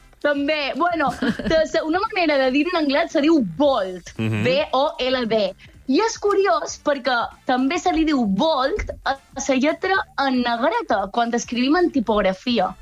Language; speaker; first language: Catalan; native; Catalan